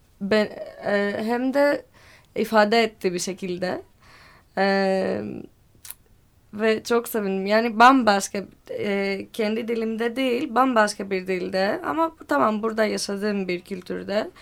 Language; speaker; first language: Turkish; non-native, fluent; Greek